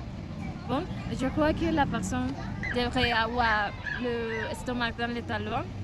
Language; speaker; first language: French; non-native, learner; Spanish